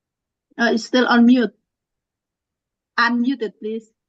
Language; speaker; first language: English; non-native, learner; Indonesian